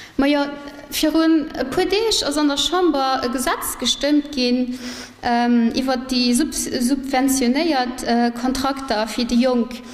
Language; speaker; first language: Luxembourgish; early bilingual, other home language; Portuguese